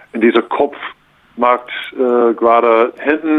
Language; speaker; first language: German; non-native, learner; English